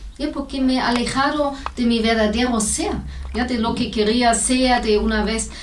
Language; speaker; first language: Spanish; non-native, fluent; German